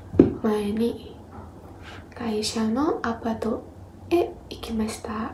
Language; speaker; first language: Japanese; non-native, learner; Indonesian